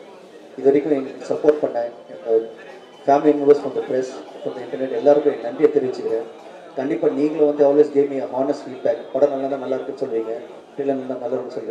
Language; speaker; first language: Tamil; native; Tamil